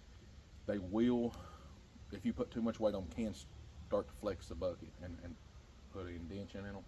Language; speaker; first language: English; native; English